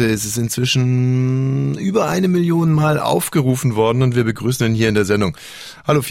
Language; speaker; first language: German; native; German